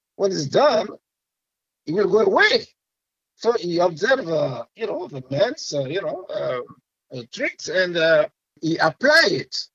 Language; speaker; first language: English; non-native, fluent; French